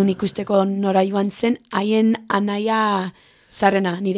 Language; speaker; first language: Basque; early bilingual, heritage; Basque